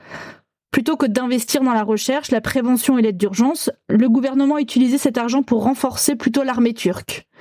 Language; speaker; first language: French; native; French